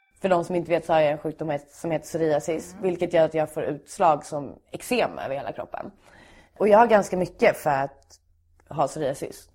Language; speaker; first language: Swedish; native; Swedish